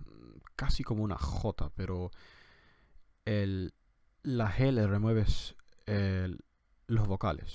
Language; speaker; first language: Spanish; non-native, fluent; English